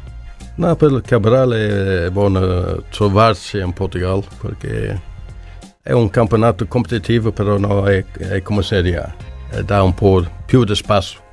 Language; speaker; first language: Italian; non-native, learner; Swedish